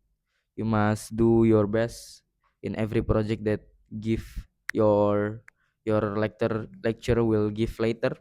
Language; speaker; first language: English; non-native, learner; Indonesian